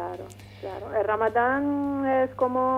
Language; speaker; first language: Spanish; non-native, fluent; Arabic